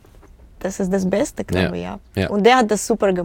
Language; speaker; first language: German; non-native, learner; Russian